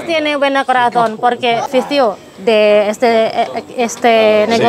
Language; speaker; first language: Spanish; non-native, learner; Indonesian